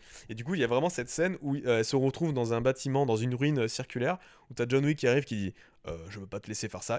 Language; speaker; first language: French; native; French